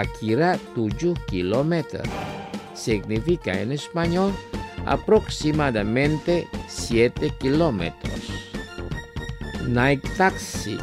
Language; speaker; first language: Spanish; non-native, fluent; Indonesian